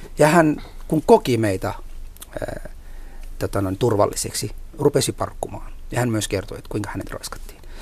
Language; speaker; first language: Finnish; non-native, fluent; Somali